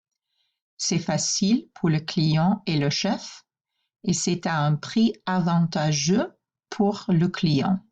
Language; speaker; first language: French; non-native, fluent; English